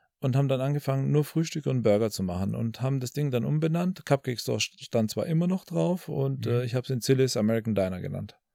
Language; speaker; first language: German; early bilingual, other home language; Albanian